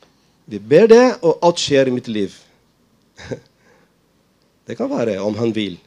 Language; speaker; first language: Swedish; non-native, fluent; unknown